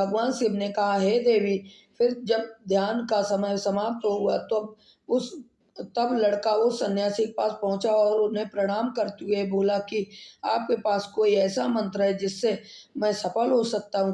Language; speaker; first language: Hindi; native; Hindi